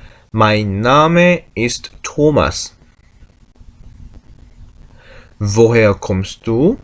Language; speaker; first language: German; non-native, learner; Korean